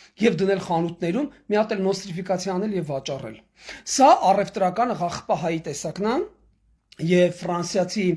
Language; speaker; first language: Armenian; native; Armenian